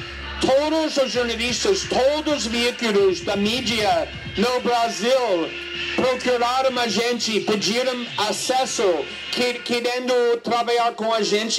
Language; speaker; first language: Portuguese; non-native, fluent; English